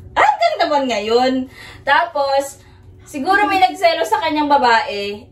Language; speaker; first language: Filipino; non-native, local second language; Cebuano